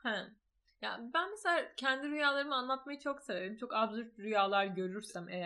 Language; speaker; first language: Turkish; native; Turkish